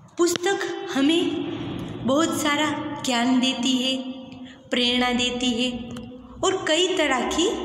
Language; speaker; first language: Hindi; non-native, local second language; Gujarati